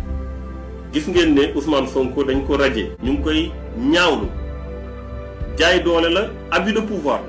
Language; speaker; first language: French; non-native, local second language; Wolof